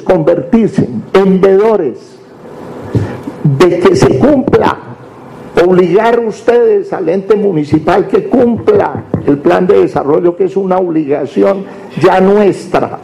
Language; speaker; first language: Spanish; native; Spanish